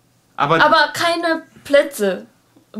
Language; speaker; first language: German; non-native, learner; Japanese